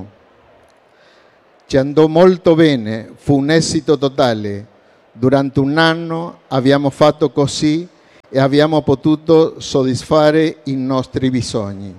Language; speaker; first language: Italian; non-native, learner; Spanish